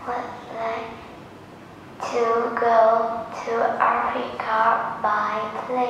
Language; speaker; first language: English; non-native, learner; Vietnamese